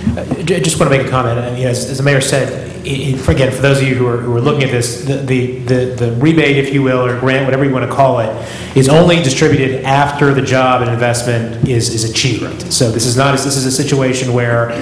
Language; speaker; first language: English; native; English